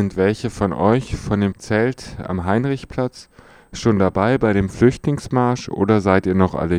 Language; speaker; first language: German; native; German